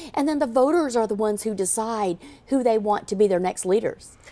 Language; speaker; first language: English; native; English